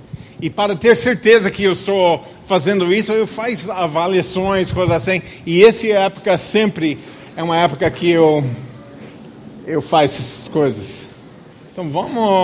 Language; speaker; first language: Portuguese; non-native, fluent; English